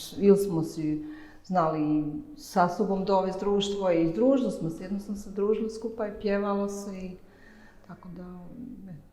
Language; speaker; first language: Bosnian; native; Bosnian